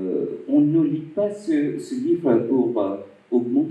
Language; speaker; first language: French; non-native, fluent; Bangla